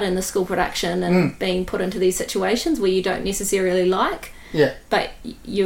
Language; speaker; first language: English; native; English